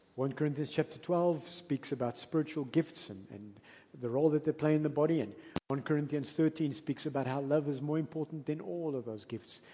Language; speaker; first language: English; native; English